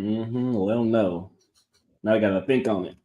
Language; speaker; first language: English; native; English